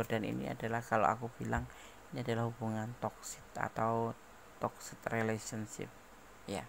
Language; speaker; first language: Indonesian; native; Indonesian